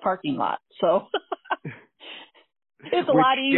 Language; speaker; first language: English; native; English